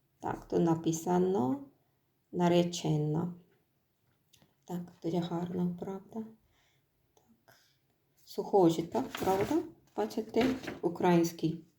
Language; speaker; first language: Ukrainian; non-native, learner; Korean